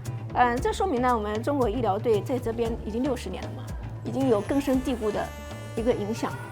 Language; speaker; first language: Chinese; native; Chinese